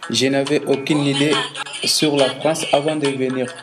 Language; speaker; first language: French; non-native, learner; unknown